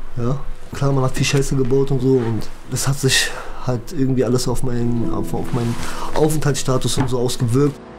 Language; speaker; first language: German; early bilingual, other home language; Kurdish